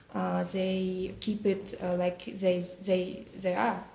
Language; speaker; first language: English; non-native, learner; Russian